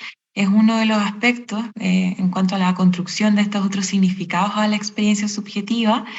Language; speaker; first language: Spanish; native; Spanish